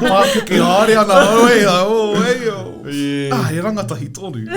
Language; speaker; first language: Māori; non-native, learner; English